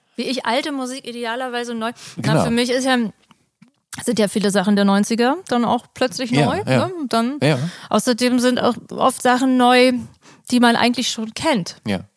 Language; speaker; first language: German; native; German